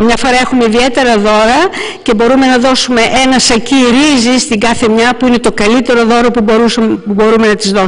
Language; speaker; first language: Greek; native; Greek